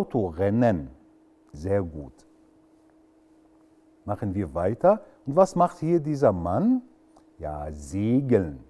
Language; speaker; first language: German; non-native, fluent; Arabic